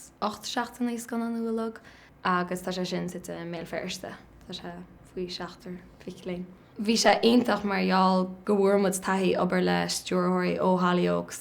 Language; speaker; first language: Irish; native; Irish